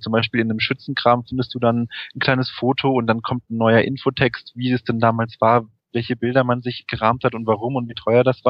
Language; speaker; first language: German; native; German